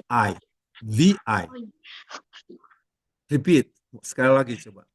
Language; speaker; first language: English; non-native, fluent; Indonesian